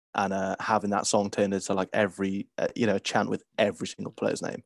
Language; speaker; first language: English; native; English